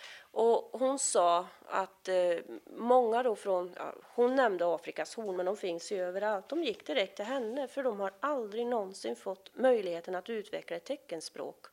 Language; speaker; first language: Swedish; native; Swedish